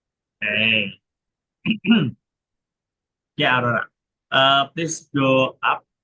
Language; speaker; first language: English; non-native, learner; Indonesian